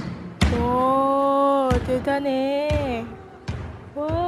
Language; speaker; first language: Korean; non-native, learner; Indonesian